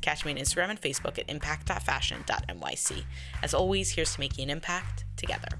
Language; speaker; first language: English; native; English